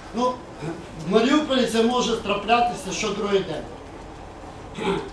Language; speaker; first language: Ukrainian; native; Ukrainian